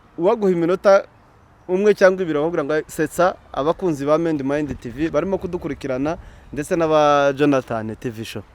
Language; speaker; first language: Kinyarwanda; native; Kinyarwanda